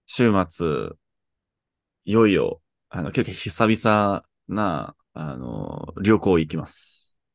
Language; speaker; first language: Japanese; non-native, fluent; English